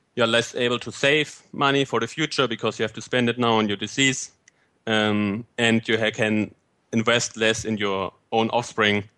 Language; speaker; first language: English; non-native, fluent; German